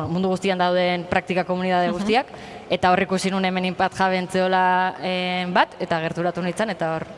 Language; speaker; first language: Basque; native; Basque